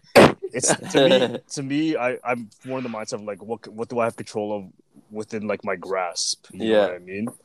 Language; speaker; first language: English; native; English